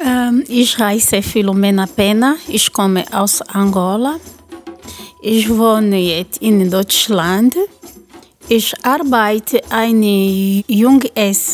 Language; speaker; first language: German; non-native, learner; Portuguese